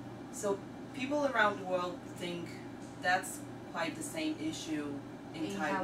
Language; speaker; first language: English; non-native, learner; Chinese